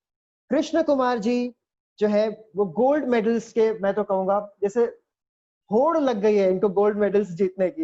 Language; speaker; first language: Hindi; native; Hindi